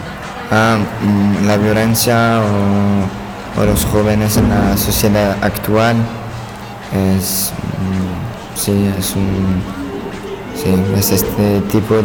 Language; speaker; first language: Spanish; non-native, learner; French